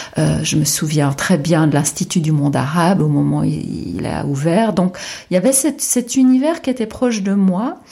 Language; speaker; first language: French; native; French